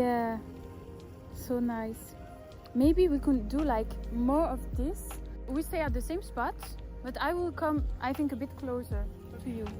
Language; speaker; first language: English; non-native, fluent; French